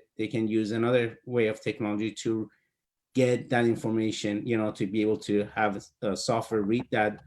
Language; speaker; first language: English; non-native, fluent; Persian